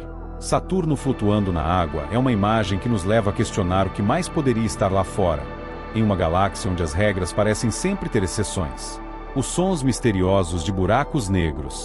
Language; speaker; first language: Portuguese; native; Portuguese